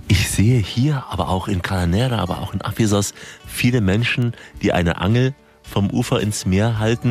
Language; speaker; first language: German; native; German